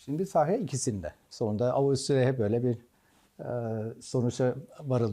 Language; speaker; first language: Turkish; non-native, fluent; German